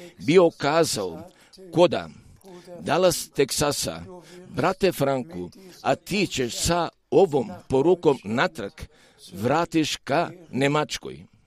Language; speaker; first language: Croatian; early bilingual, heritage; Serbian